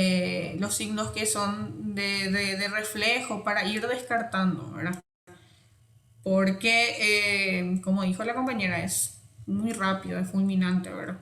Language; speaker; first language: Spanish; native; Spanish